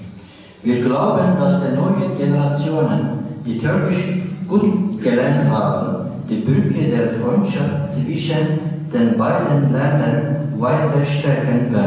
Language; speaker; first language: German; non-native, learner; Turkish